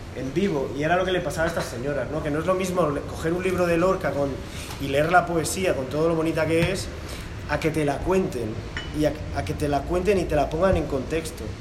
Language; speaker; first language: Spanish; non-native, local second language; Catalan